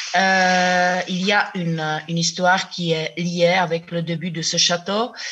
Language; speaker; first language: French; non-native, fluent; Czech